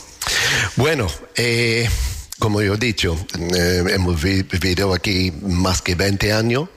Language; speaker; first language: Spanish; non-native, learner; English